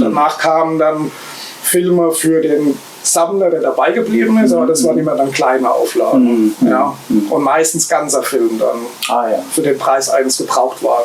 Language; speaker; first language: German; native; German